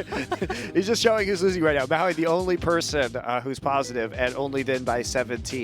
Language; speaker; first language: English; native; English